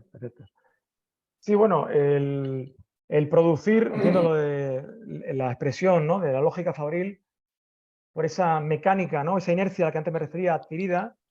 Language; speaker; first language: Spanish; native; Spanish